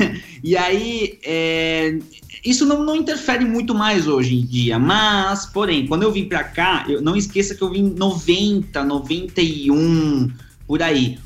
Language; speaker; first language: Portuguese; early bilingual, other home language; Spanish